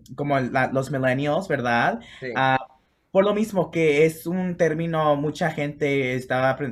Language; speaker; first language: Spanish; early bilingual, heritage; Spanish